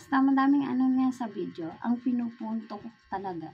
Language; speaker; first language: Filipino; non-native, local second language; Cebuano